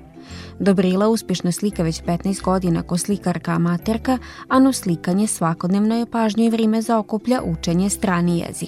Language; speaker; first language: Serbian; native; Serbian